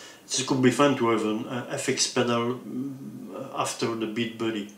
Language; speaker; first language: English; non-native, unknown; French